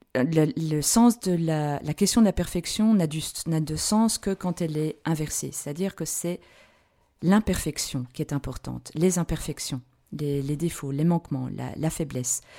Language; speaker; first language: French; native; French